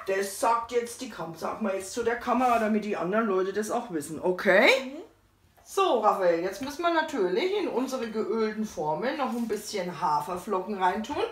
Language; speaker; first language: German; native; German